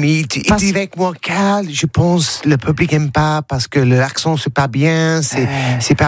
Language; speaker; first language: French; non-native, learner; English